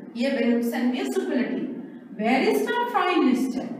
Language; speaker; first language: German; non-native, learner; Sinhala